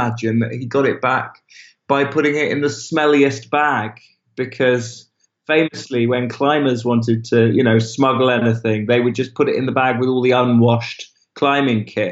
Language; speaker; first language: English; native; English